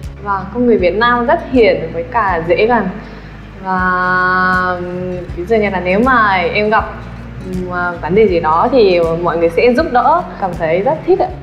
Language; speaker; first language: Vietnamese; non-native, fluent; Japanese